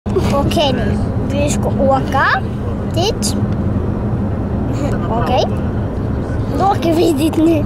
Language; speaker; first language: Swedish; non-native, learner; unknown